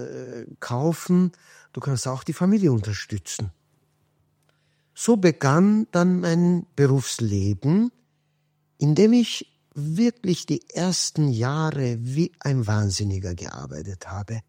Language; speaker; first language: German; non-native, fluent; Kurdish